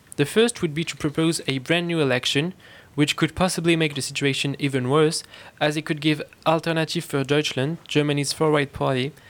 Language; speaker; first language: English; non-native, fluent; French